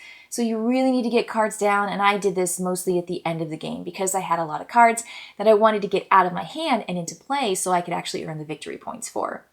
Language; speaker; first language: English; native; English